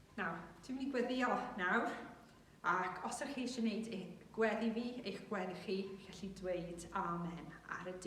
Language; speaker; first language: Welsh; non-native, local second language; English